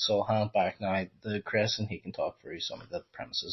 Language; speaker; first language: English; native; English